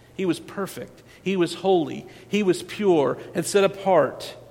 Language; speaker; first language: English; native; English